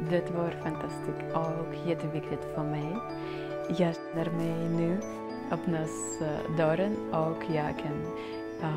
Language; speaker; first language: Swedish; non-native, learner; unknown